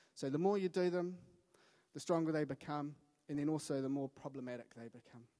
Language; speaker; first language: English; native; English